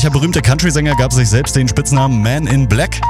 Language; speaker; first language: German; native; German